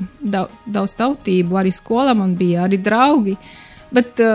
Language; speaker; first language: Latvian; non-native, learner; Romanian